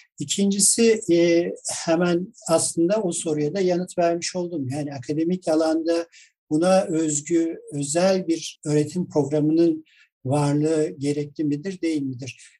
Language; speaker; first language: Turkish; native; Turkish